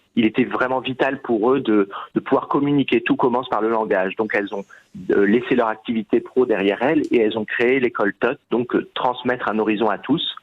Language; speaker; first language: French; native; French